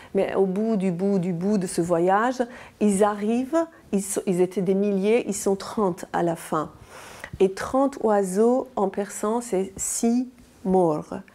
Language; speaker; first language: French; non-native, fluent; Persian